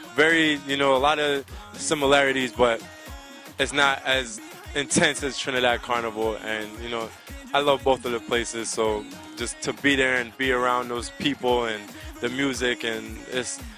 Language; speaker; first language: English; native; English